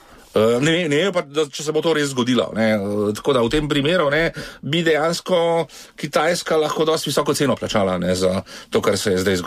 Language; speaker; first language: Slovenian; native; Slovenian